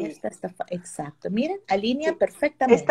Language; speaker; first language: Spanish; native; Spanish